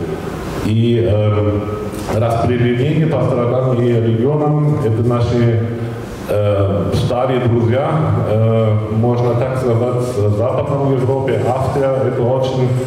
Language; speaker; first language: Russian; non-native, fluent; German